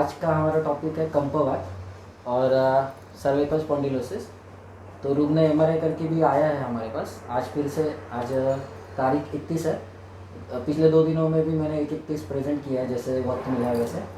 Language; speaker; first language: Hindi; non-native, local second language; Marathi